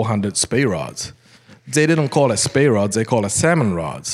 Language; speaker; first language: English; non-native, fluent; Japanese